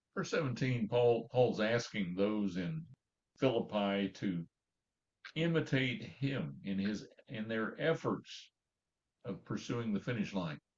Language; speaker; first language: English; native; English